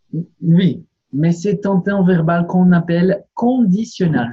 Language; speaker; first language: French; non-native, fluent; Portuguese